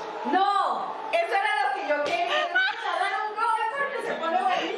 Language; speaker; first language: Spanish; native; Spanish